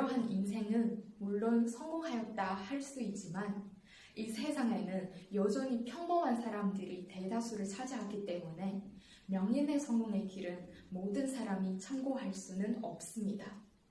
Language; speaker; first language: Korean; non-native, fluent; Chinese